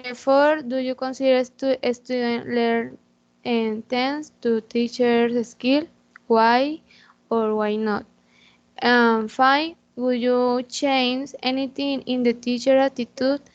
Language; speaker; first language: English; non-native, learner; Spanish